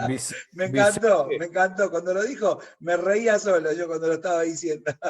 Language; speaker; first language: Spanish; native; Spanish